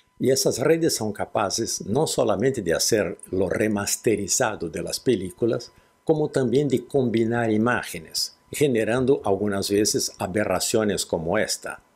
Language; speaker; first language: Spanish; non-native, fluent; Portuguese